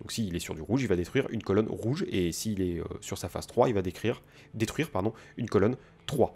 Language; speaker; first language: French; native; French